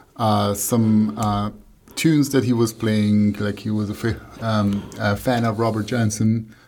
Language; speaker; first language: English; non-native, fluent; Persian